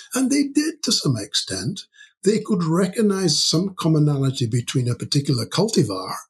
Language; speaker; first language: English; native; English